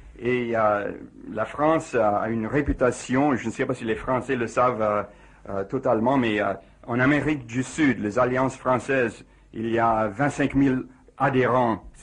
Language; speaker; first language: French; non-native, fluent; English